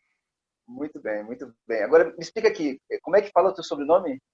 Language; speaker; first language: Portuguese; native; Portuguese